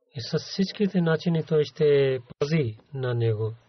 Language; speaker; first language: Bulgarian; non-native, learner; Urdu